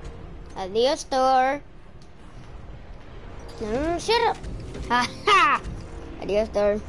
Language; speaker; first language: Spanish; early bilingual, heritage; English